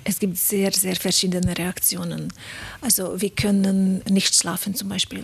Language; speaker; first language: German; non-native, fluent; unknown